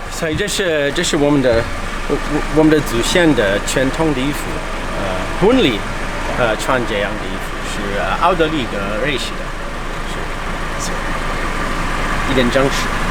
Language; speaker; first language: Chinese; non-native, fluent; English